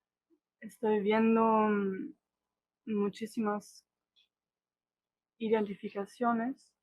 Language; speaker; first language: Spanish; non-native, fluent; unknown